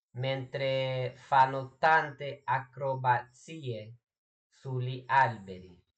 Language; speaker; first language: Italian; non-native, learner; English